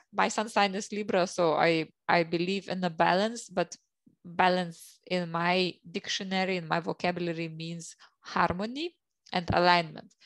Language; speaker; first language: English; non-native, fluent; Lithuanian